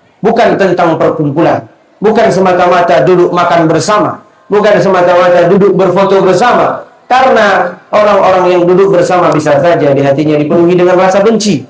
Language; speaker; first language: Malay; non-native, local second language; Achinese